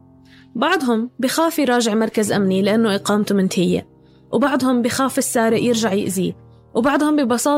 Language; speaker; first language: Arabic; native; Arabic